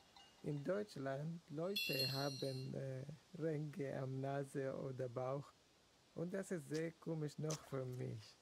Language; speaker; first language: German; non-native, learner; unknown